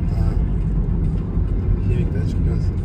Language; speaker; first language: Turkish; non-native, learner; Turkmen